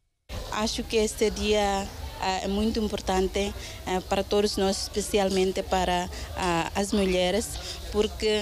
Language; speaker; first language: Portuguese; non-native, local second language; Tetum